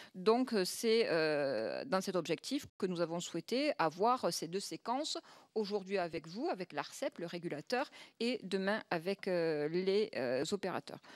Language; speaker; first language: French; native; French